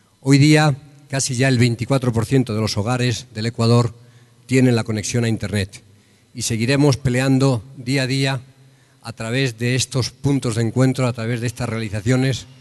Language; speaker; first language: Spanish; native; Spanish